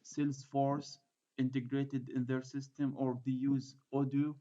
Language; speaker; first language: English; non-native, fluent; Arabic